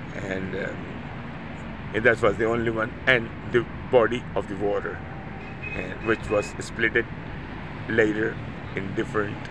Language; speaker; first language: English; non-native, local second language; Urdu